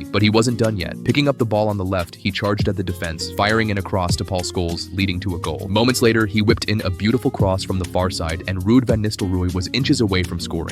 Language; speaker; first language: English; native; English